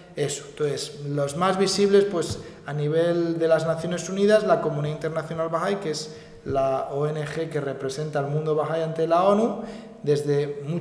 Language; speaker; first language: Spanish; native; Spanish